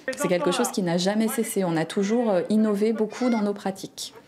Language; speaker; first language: French; native; French